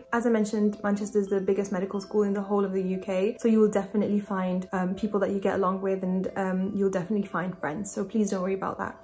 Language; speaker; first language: English; native; English